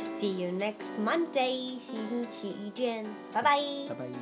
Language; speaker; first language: Chinese; native; Chinese